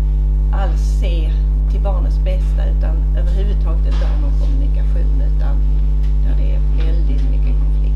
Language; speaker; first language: Swedish; native; Swedish